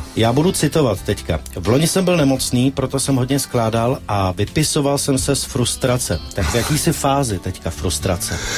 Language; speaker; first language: Czech; native; Czech